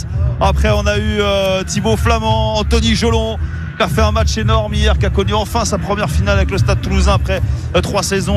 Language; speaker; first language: French; native; French